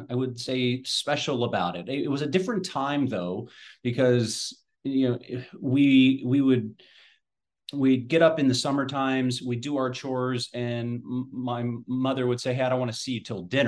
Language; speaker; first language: English; native; English